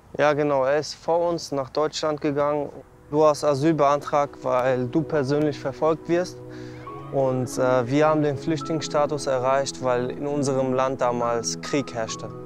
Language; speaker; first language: German; early bilingual, other home language; Bosnian